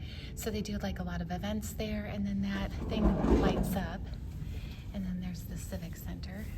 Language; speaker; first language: English; native; English